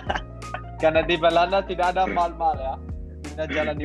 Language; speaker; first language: Indonesian; non-native, learner; Dutch